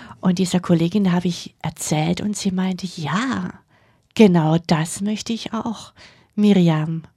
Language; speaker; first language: German; native; German